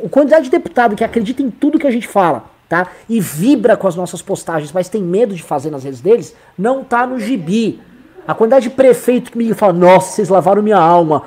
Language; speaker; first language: Portuguese; native; Portuguese